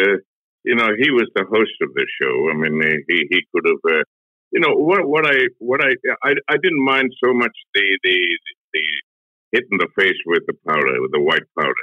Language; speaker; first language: English; non-native, local second language; Tamil